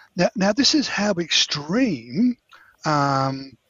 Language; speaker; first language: English; native; English